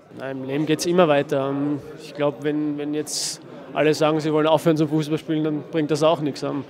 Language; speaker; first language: German; native; German